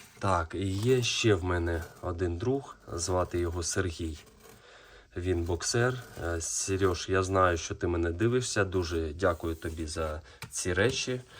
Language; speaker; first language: Ukrainian; non-native, local second language; Russian